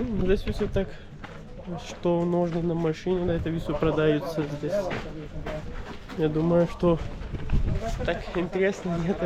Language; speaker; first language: Russian; non-native, learner; Urdu